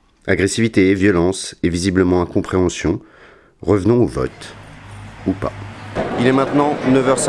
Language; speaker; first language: French; native; French